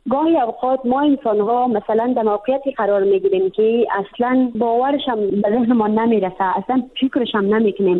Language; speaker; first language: Persian; native; Persian